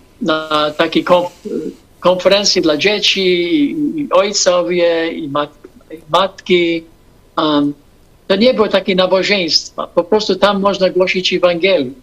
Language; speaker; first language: Polish; early bilingual, heritage; English